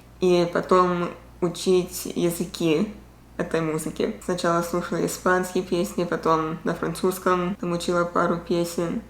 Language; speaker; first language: Russian; early bilingual, heritage; Russian